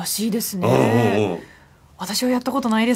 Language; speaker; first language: Japanese; native; Japanese